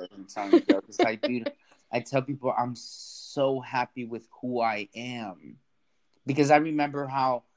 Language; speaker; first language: English; early bilingual, other home language; Spanish